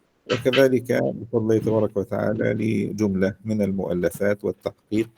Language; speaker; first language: Arabic; native; Arabic